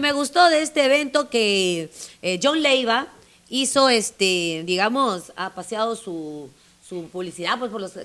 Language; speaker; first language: Spanish; native; Spanish